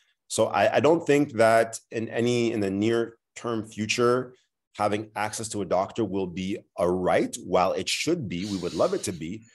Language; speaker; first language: English; early bilingual, other home language; French